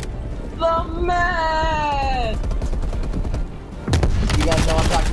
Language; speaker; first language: English; native; English